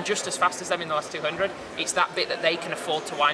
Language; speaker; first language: English; native; English